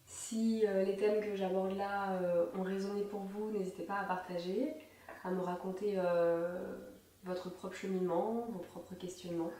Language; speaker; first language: French; native; French